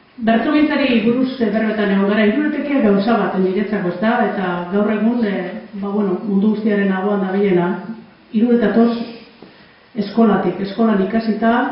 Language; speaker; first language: Basque; native; Basque